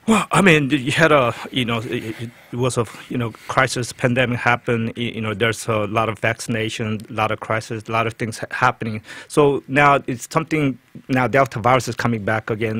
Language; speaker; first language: English; non-native, fluent; Korean